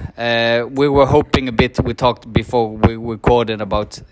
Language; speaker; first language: English; non-native, fluent; Swedish